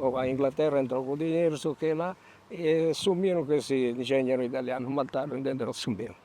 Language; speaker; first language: Portuguese; non-native, fluent; Albanian